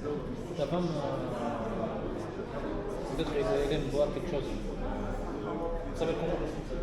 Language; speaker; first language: French; non-native, fluent; Arabic